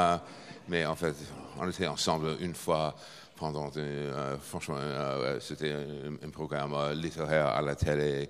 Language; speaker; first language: French; non-native, fluent; English